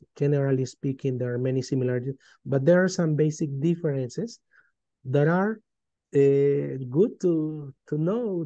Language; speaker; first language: English; non-native, fluent; Spanish